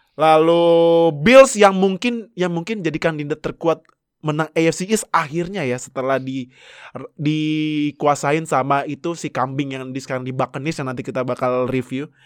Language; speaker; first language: Indonesian; native; Indonesian